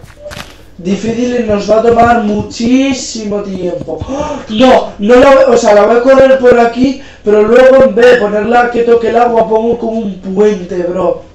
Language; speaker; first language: Spanish; native; Spanish